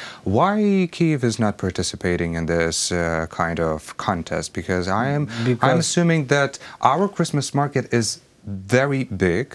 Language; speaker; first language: English; non-native, fluent; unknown